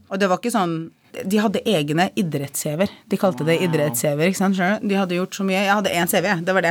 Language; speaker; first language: Norwegian; early bilingual, other home language; Arabic